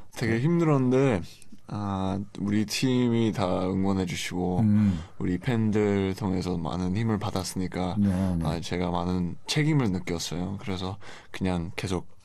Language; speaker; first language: Korean; non-native, fluent; English